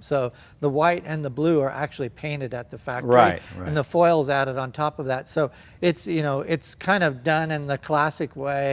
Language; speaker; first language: English; native; English